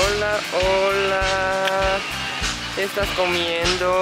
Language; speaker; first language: Spanish; non-native, learner; Japanese